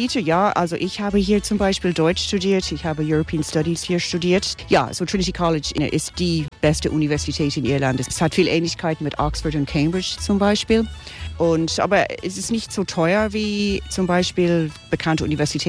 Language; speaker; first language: German; non-native, fluent; English